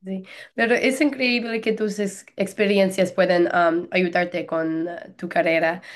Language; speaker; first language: Spanish; non-native, learner; English